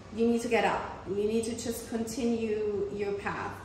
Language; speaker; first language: English; non-native, fluent; German